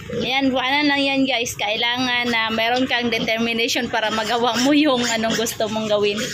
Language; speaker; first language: Filipino; non-native, local second language; Cebuano